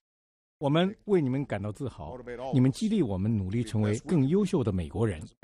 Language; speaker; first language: Chinese; native; Chinese